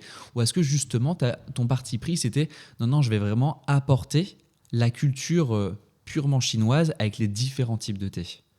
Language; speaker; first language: French; native; French